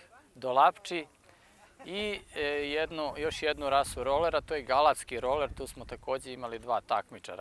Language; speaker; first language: Bosnian; native; Bosnian